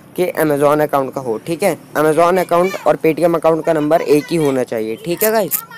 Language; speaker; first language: Hindi; native; Hindi